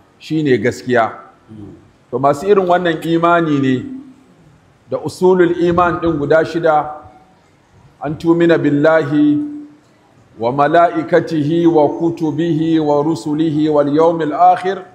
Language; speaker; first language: Hausa; native; Hausa